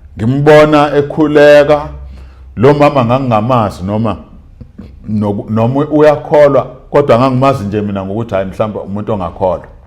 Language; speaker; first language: Zulu; native; Zulu